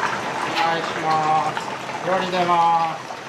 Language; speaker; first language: Japanese; native; Japanese